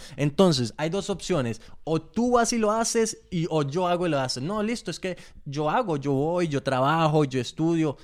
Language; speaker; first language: Spanish; early bilingual, heritage; Spanish